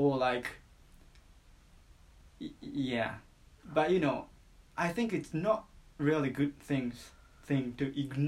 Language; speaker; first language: English; non-native, fluent; Japanese